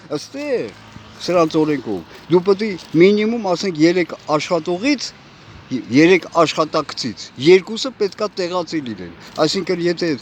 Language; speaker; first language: Armenian; native; Armenian